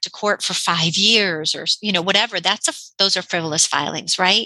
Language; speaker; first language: English; native; English